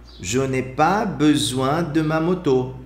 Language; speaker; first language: French; non-native, fluent; Portuguese